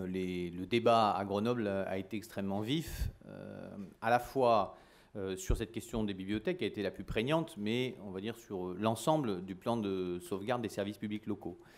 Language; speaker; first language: French; native; French